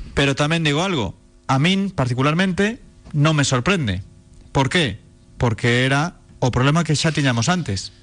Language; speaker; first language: Galician; native; Galician